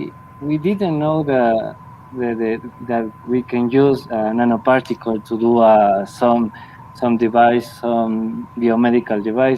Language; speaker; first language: English; non-native, learner; Spanish